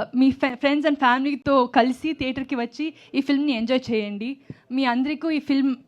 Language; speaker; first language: Telugu; non-native, learner; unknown